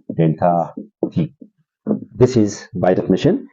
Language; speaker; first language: English; non-native, local second language; Amharic